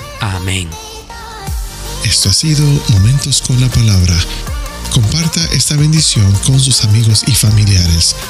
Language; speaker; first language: Spanish; native; Spanish